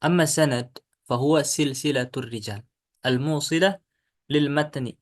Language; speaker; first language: Arabic; non-native, fluent; Indonesian